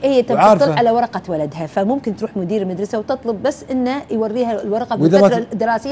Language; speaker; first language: Arabic; native; Arabic